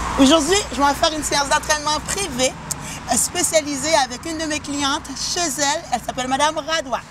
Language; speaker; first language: French; non-native, local second language; Haitian Creole